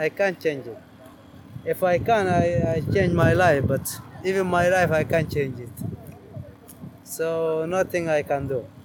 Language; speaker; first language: English; non-native, learner; Arabic